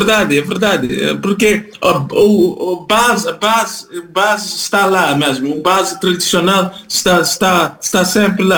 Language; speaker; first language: Portuguese; non-native, fluent; Kabuverdianu